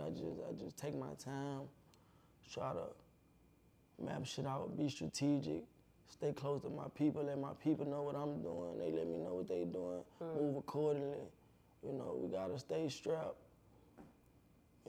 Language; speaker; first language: English; native; English